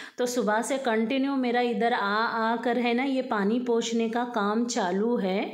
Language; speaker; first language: Hindi; native; Hindi